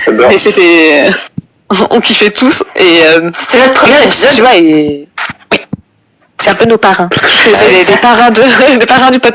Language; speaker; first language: French; native; French